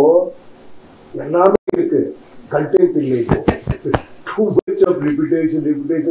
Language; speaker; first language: Tamil; non-native, learner; Kannada